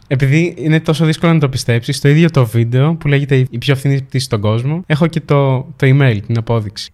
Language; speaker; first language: Greek; early bilingual, other home language; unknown